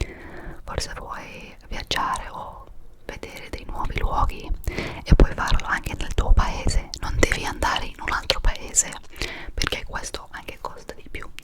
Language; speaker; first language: Italian; non-native, fluent; English